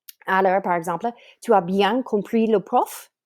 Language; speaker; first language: French; non-native, fluent; English